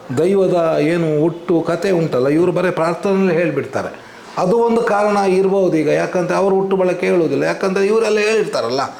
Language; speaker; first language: Kannada; non-native, local second language; Tulu